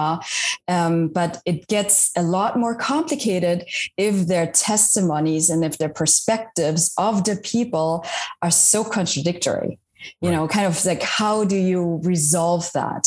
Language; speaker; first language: English; non-native, fluent; German